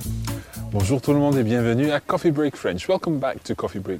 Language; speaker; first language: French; non-native, fluent; English